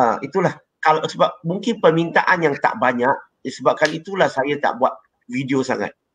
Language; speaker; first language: Malay; non-native, local second language; Chinese